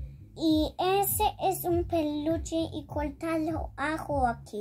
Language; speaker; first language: Spanish; early bilingual, heritage; English